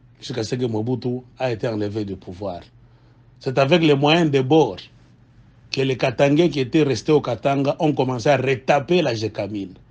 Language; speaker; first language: French; non-native, local second language; Swahili